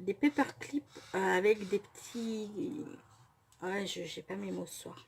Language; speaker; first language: French; native; French